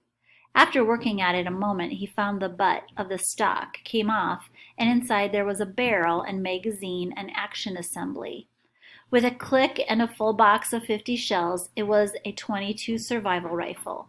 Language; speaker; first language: English; native; English